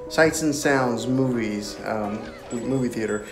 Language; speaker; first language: English; native; English